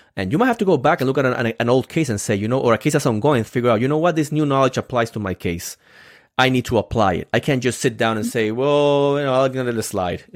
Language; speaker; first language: English; non-native, fluent; Spanish